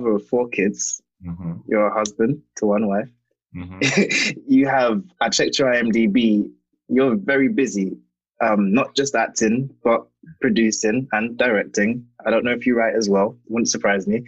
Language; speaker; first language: English; native; English